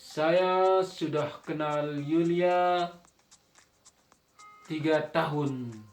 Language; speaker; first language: Indonesian; non-native, local second language; Sasak